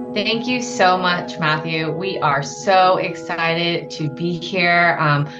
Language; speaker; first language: English; native; English